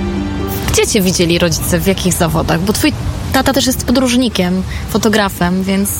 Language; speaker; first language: Polish; native; Polish